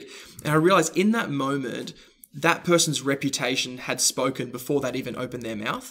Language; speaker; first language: English; native; English